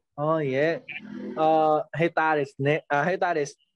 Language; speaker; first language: Japanese; non-native, learner; Vietnamese